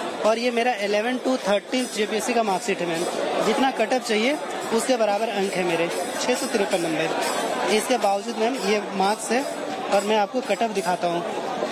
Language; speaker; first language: Hindi; non-native, local second language; Magahi